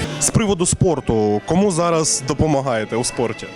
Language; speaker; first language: Ukrainian; native; Ukrainian